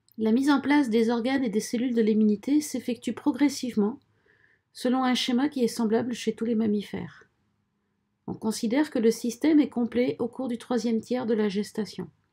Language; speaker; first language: French; native; French